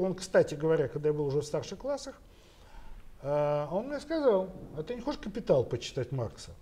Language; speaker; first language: Russian; native; Russian